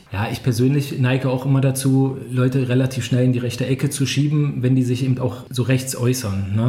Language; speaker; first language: German; native; German